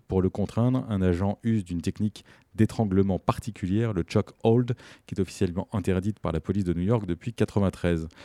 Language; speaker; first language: French; native; French